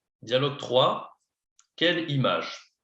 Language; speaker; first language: French; non-native, fluent; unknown